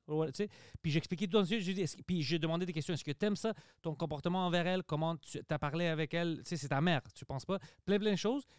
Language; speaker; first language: French; early bilingual, other home language; Greek